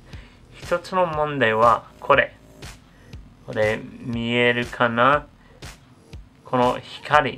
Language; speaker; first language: Japanese; non-native, learner; English